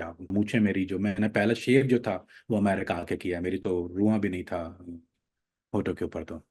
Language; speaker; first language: Urdu; native; Urdu